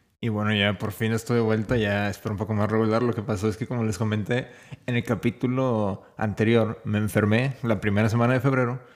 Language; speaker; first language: Spanish; native; Spanish